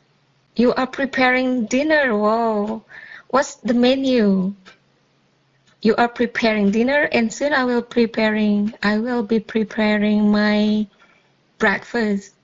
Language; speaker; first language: English; non-native, fluent; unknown